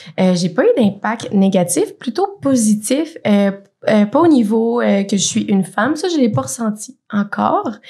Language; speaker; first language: French; native; French